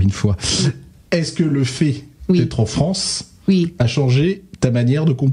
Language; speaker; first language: French; native; French